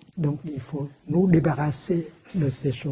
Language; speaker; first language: French; non-native, fluent; Vietnamese